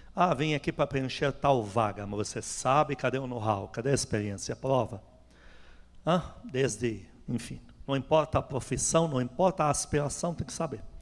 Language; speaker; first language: Portuguese; non-native, fluent; Arabic